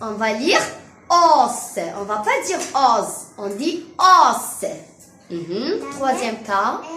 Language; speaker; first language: French; non-native, local second language; Arabic